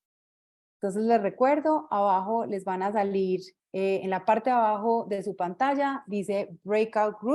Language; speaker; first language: Spanish; native; Spanish